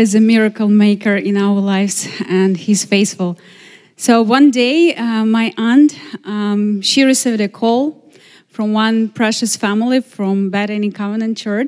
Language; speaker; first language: English; non-native, fluent; Ukrainian